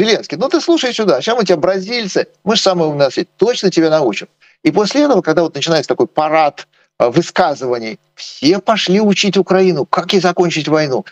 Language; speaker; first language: Russian; native; Russian